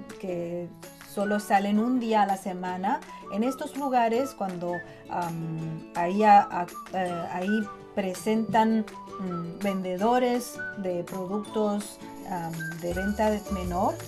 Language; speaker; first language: Spanish; non-native, fluent; Chinese